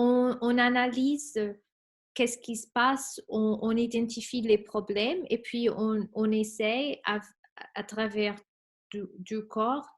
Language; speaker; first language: French; non-native, fluent; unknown